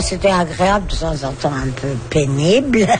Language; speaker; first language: French; non-native, fluent; Persian